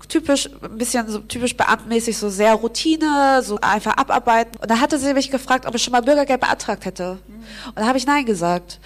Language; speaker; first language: German; early bilingual, other home language; Vietnamese